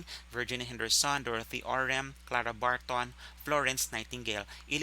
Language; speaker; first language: English; non-native, local second language; Filipino